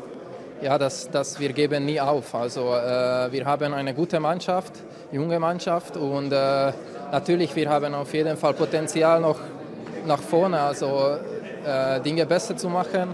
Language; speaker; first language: German; non-native, fluent; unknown